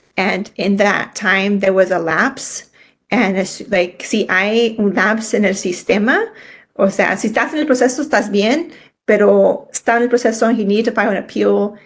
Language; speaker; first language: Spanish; early bilingual, heritage; Spanish